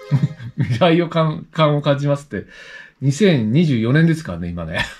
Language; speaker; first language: Japanese; native; Japanese